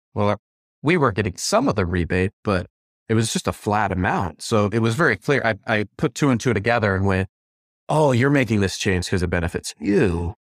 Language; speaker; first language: English; native; English